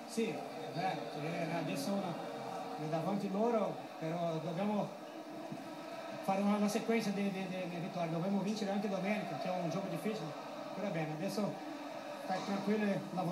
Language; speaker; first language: Italian; non-native, learner; Portuguese